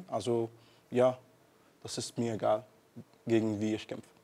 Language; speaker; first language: German; non-native, learner; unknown